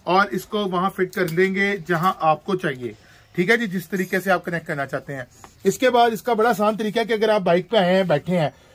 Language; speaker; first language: Urdu; non-native, local second language; Punjabi